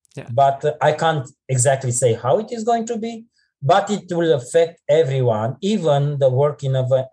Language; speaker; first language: English; non-native, fluent; Romanian